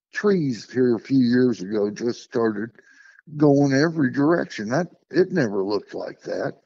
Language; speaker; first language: English; native; English